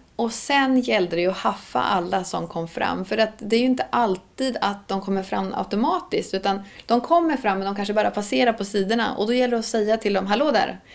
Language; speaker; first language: Swedish; native; Swedish